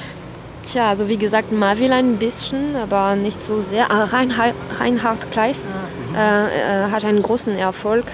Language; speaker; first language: German; non-native, fluent; French